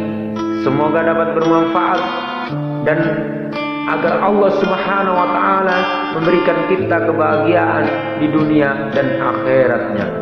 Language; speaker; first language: Indonesian; native; Indonesian